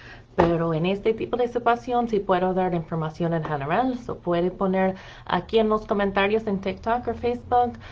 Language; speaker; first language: Spanish; non-native, fluent; English